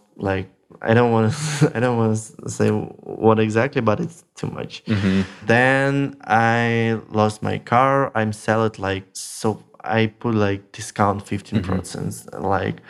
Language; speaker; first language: English; non-native, learner; Russian